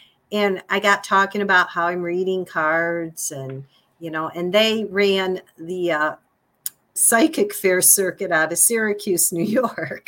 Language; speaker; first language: English; native; English